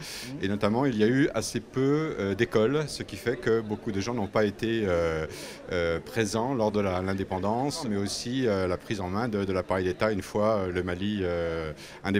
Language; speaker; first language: French; native; French